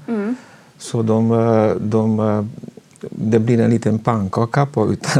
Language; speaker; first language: Swedish; non-native, fluent; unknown